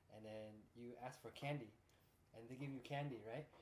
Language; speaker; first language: English; native; English